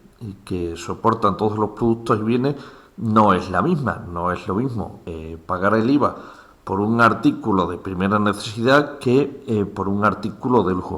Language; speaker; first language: Spanish; native; Spanish